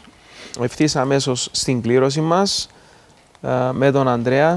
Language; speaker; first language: Greek; native; Greek